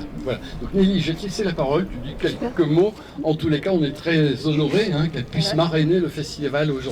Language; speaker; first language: French; native; French